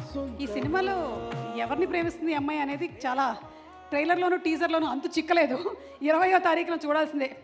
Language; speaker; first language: Telugu; native; Telugu